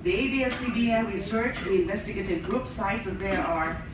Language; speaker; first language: English; non-native, local second language; Filipino